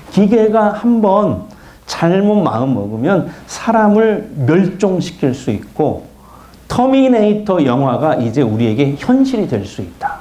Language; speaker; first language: Korean; native; Korean